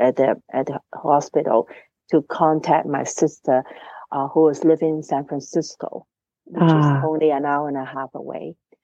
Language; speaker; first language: English; non-native, local second language; Cantonese